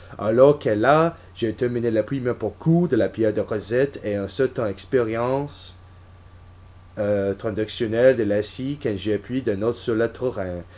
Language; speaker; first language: French; non-native, learner; English